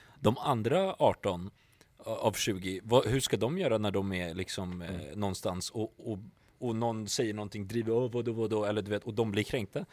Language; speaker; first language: Swedish; early bilingual, other home language; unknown